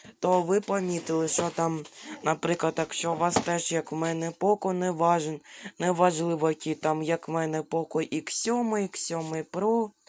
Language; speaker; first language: Ukrainian; non-native, local second language; Russian